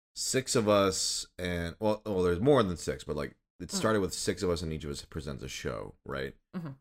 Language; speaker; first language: English; native; English